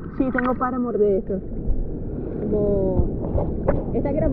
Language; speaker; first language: Spanish; non-native, fluent; Portuguese